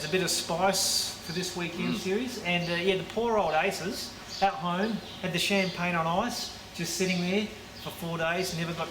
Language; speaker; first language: English; native; English